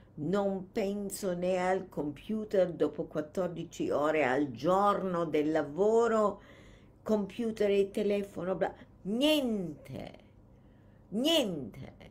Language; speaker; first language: Italian; non-native, fluent; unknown